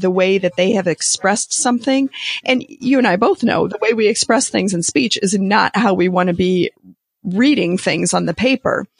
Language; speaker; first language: English; native; English